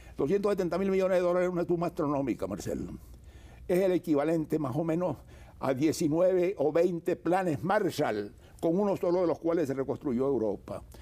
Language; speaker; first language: Spanish; native; Spanish